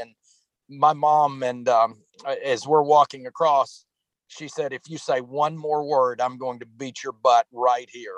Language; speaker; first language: English; native; English